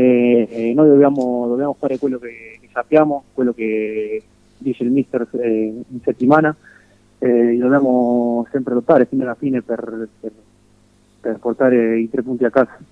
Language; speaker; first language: Italian; non-native, fluent; Spanish